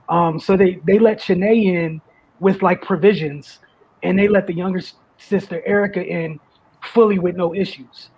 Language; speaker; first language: English; native; English